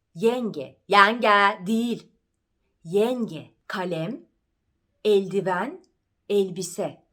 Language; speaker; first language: Turkish; native; Turkish